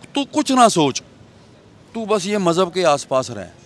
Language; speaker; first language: Hindi; native; Hindi